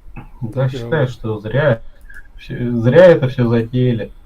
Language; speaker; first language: Russian; native; Russian